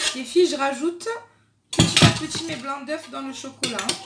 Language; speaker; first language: French; non-native, local second language; Arabic